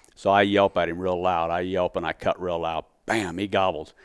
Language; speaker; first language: English; native; English